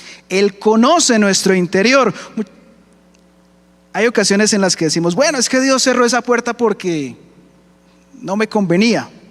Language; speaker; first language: Spanish; native; Spanish